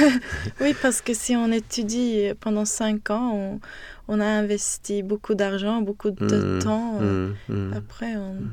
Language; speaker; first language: French; non-native, fluent; Swedish